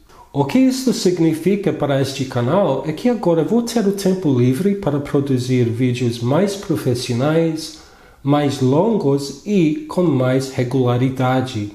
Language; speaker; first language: Portuguese; non-native, fluent; English